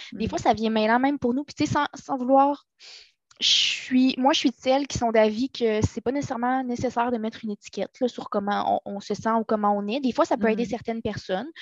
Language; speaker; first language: French; native; French